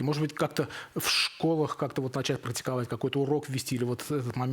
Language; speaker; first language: Russian; native; Russian